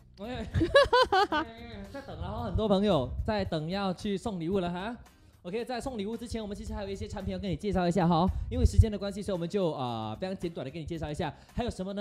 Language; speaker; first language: Chinese; native; Chinese